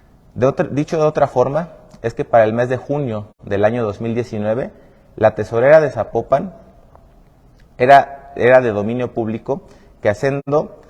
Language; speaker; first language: Spanish; native; Spanish